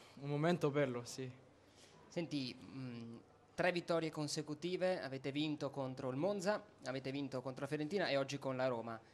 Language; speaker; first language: Italian; native; Italian